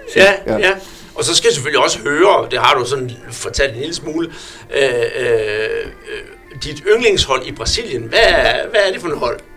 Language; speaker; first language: Danish; native; Danish